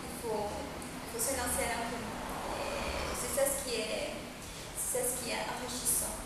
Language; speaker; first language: French; non-native, fluent; Spanish